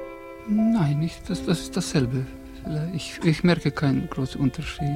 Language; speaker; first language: German; non-native, fluent; Estonian